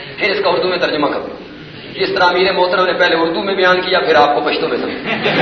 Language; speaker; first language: Urdu; non-native, local second language; Punjabi